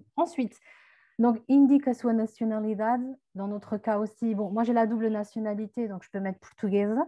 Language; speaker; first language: French; native; French